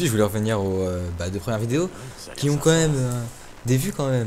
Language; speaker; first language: French; native; French